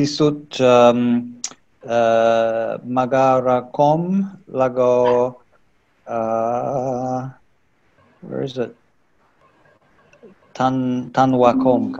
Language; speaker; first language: Thai; non-native, learner; English